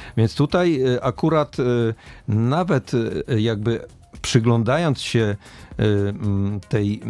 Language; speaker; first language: Polish; native; Polish